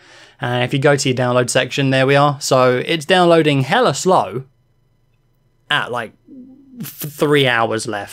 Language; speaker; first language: English; native; English